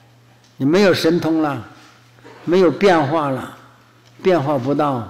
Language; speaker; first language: Chinese; native; Chinese